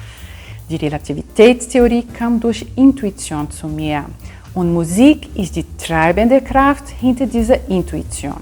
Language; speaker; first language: German; non-native, fluent; Portuguese